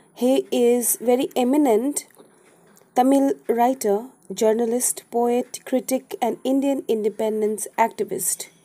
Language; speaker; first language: English; non-native, local second language; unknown